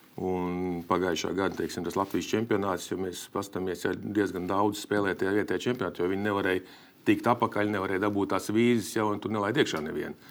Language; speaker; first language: Latvian; native; Latvian